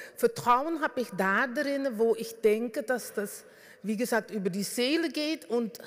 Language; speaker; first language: German; non-native, fluent; Dutch